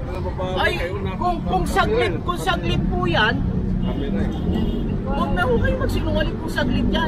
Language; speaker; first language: Filipino; native; Filipino